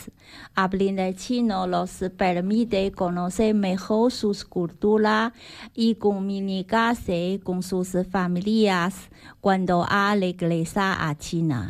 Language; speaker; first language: Spanish; non-native, learner; Chinese